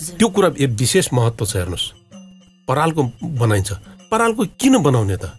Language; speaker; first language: Nepali; non-native, local second language; Newari